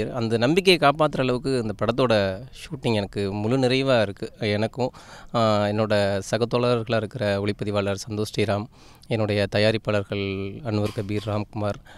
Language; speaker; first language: Tamil; native; Tamil